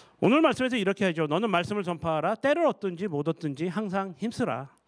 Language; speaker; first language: Korean; native; Korean